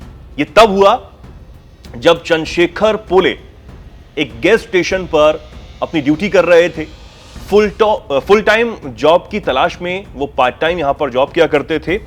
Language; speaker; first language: Hindi; native; Hindi